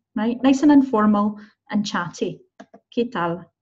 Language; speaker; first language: English; native; English